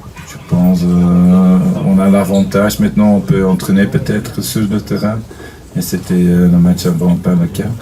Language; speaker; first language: French; non-native, fluent; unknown